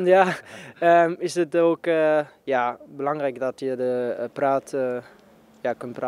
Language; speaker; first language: Dutch; non-native, learner; German